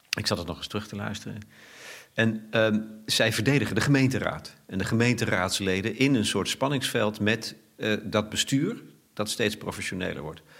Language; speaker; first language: Dutch; native; Dutch